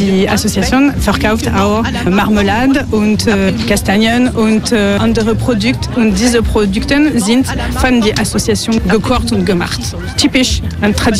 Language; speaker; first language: German; non-native, learner; French